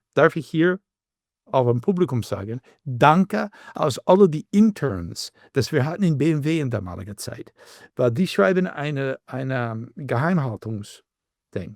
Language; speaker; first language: German; non-native, learner; English